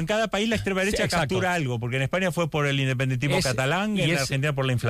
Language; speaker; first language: Spanish; native; Spanish